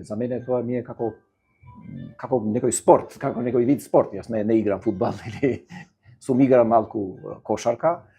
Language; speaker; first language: Macedonian; non-native, fluent; Albanian